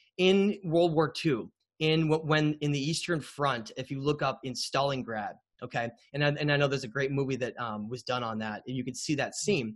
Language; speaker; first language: English; native; English